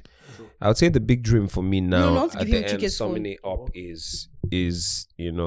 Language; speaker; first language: English; non-native, local second language; Igbo